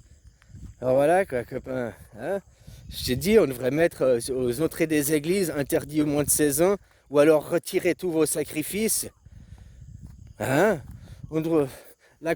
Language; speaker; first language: French; native; French